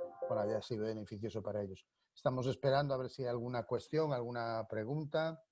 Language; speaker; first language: Spanish; native; Spanish